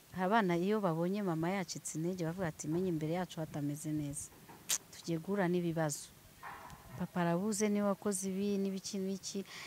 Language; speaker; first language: Kinyarwanda; early bilingual, heritage; Swahili